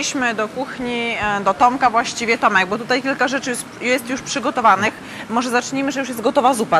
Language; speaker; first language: Polish; native; Polish